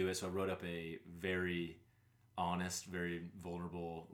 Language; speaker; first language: English; native; English